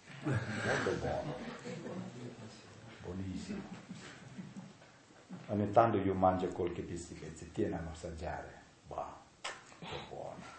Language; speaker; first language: Italian; non-native, learner; Tibetan